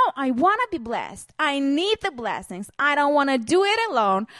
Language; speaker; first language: English; non-native, learner; Hebrew